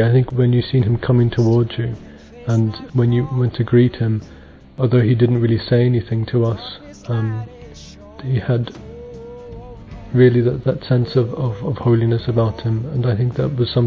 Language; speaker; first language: English; native; English